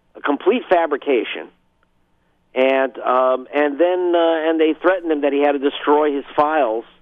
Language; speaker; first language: English; native; English